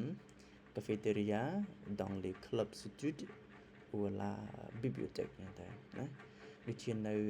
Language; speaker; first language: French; non-native, fluent; Khmer